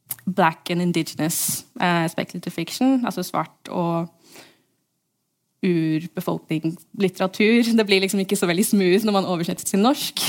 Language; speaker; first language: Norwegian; early bilingual, heritage; English